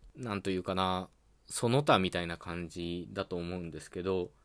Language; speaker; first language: Japanese; native; Japanese